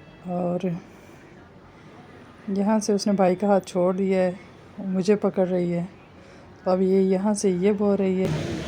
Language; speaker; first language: Hindi; native; Hindi